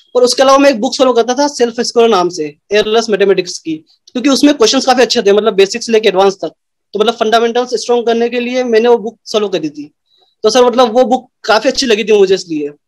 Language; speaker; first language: Hindi; native; Hindi